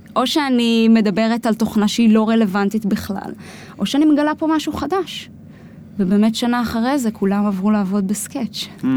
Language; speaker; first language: Hebrew; native; Hebrew